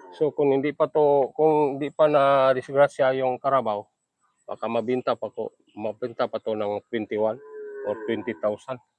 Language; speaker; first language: Filipino; non-native, local second language; Hiligaynon